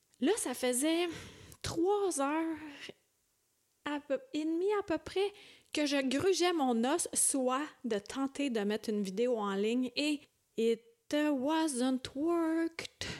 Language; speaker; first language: French; native; French